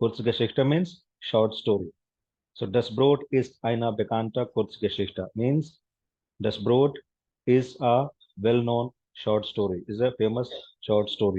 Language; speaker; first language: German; non-native, fluent; Hindi